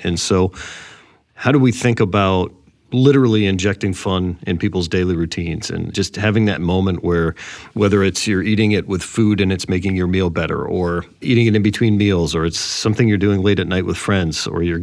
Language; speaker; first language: English; native; English